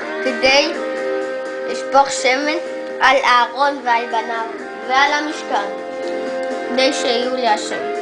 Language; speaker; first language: Hebrew; early bilingual, other home language; Spanish